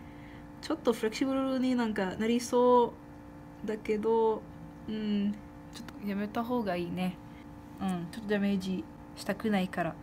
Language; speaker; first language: Japanese; non-native, fluent; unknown